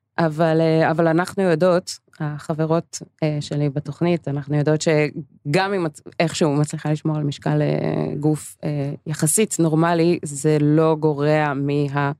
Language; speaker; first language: Hebrew; early bilingual, other home language; English